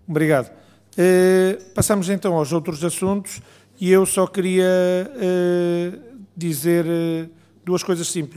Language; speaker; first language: Portuguese; native; Portuguese